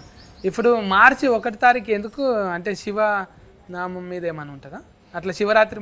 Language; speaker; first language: Telugu; native; Telugu